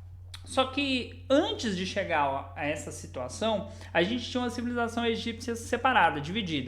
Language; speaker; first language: Portuguese; native; Portuguese